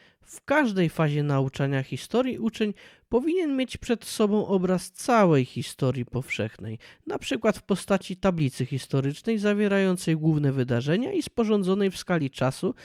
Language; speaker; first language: Polish; native; Polish